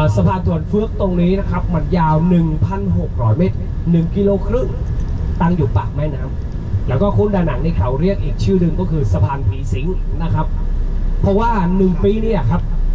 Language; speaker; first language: Thai; non-native, fluent; Vietnamese